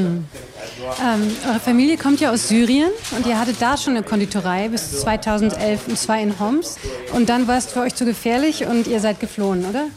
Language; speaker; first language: German; native; German